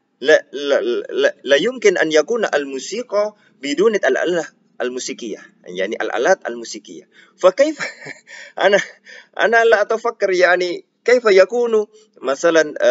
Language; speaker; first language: Arabic; non-native, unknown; Indonesian